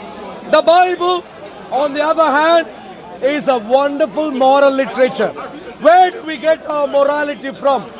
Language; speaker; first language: English; non-native, fluent; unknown